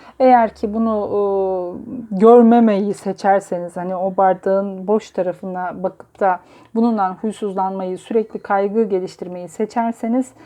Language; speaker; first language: Turkish; native; Turkish